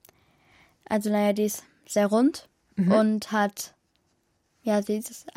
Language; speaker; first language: German; early bilingual, other home language; Kurdish